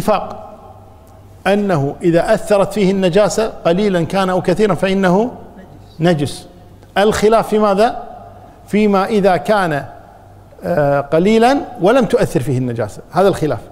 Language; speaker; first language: Arabic; native; Arabic